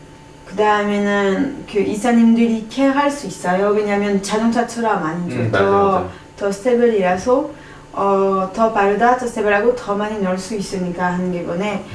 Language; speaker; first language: Korean; non-native, learner; French